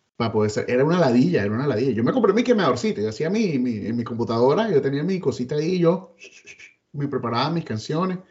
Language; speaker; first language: Spanish; native; Spanish